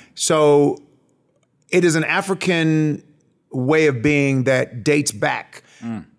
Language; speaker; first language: English; native; English